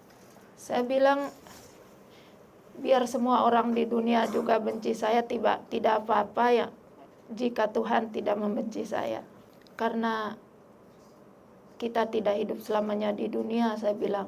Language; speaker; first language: Indonesian; non-native, local second language; Sasak